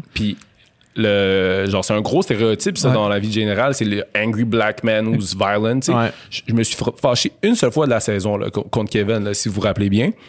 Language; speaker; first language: French; native; French